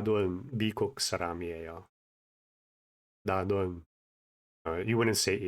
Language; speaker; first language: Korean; non-native, learner; English